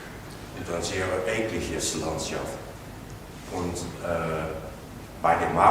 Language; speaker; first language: German; non-native, learner; Dutch